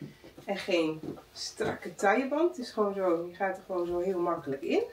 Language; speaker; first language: Dutch; native; Dutch